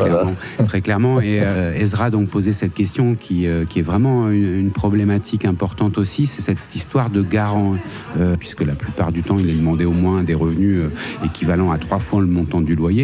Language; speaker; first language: French; native; French